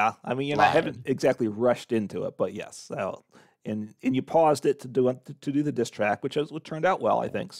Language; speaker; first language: English; native; English